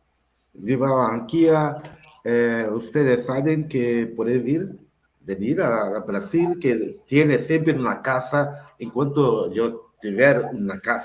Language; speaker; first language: Spanish; non-native, learner; Portuguese